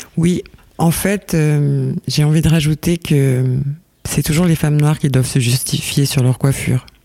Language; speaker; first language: French; native; French